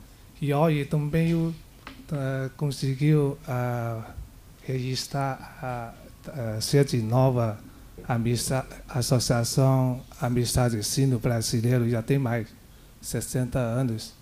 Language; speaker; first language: Portuguese; non-native, learner; Chinese